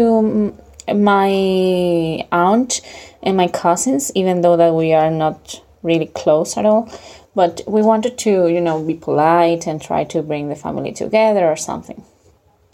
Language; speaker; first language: English; non-native, fluent; Spanish